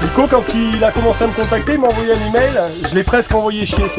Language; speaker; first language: French; native; French